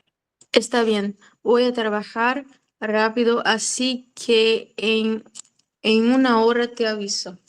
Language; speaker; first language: Spanish; non-native, learner; Portuguese